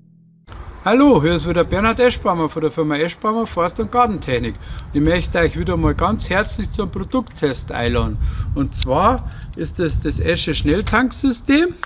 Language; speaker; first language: German; native; German